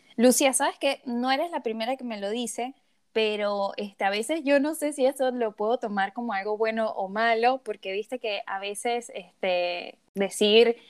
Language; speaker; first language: Spanish; native; Spanish